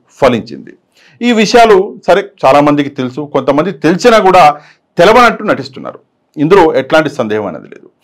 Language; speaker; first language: Telugu; native; Telugu